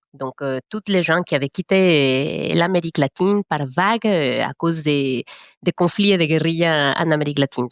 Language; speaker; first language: French; non-native, fluent; Spanish